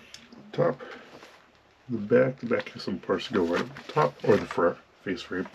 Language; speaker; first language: English; native; English